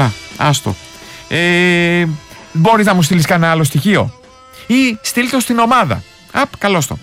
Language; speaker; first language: Greek; native; Greek